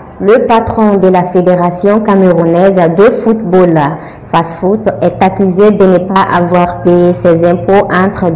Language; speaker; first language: French; non-native, local second language; Bambara